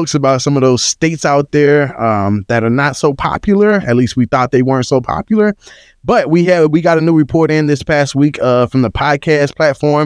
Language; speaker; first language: English; native; English